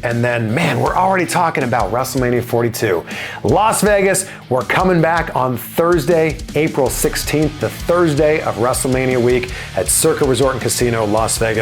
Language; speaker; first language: English; native; English